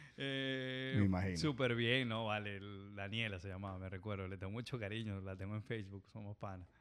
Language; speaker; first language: Spanish; native; Spanish